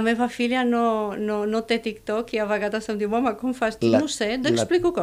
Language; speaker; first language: Catalan; non-native, fluent; Romanian